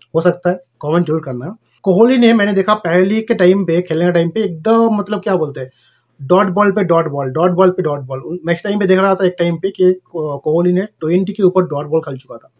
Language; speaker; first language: Hindi; non-native, local second language; Bangla